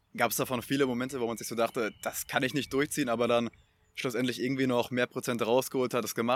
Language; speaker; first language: German; native; German